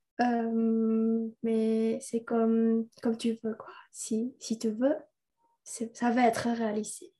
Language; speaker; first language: French; non-native, learner; Indonesian